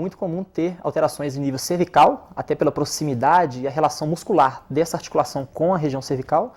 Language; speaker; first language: Portuguese; native; Portuguese